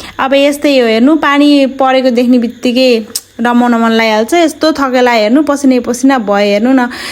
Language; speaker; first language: Nepali; non-native, local second language; Dangaura Tharu